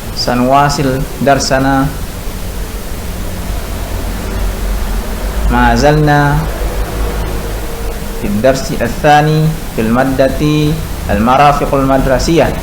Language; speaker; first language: Arabic; non-native, fluent; Indonesian